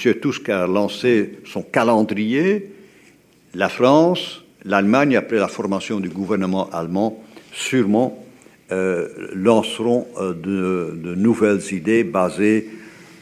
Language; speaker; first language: French; native; French